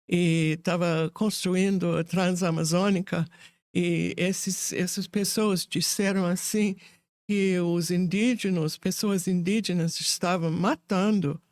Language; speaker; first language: Portuguese; non-native, fluent; English